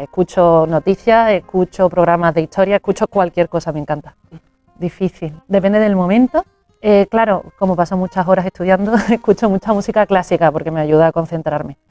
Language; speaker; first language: Spanish; native; Spanish